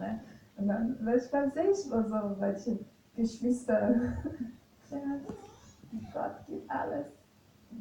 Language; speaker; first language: German; non-native, fluent; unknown